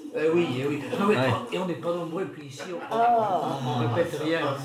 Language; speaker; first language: French; native; French